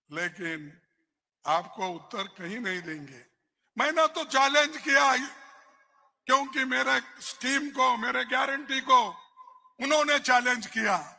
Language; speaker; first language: Hindi; non-native, local second language; Kannada